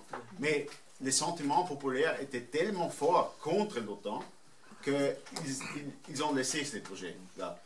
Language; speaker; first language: French; non-native, fluent; German